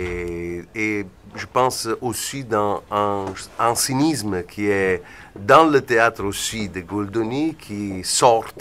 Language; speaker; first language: French; non-native, fluent; Italian